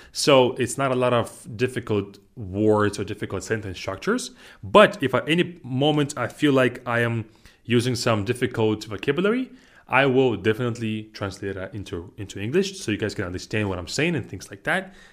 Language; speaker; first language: English; non-native, fluent; Russian